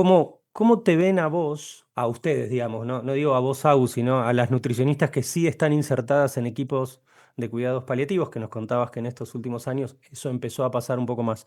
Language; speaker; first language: Spanish; native; Spanish